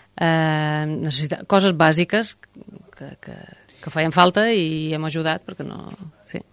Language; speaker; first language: Catalan; native; Catalan